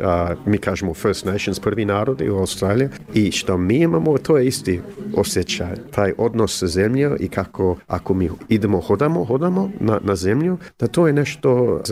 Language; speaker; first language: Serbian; early bilingual, heritage; English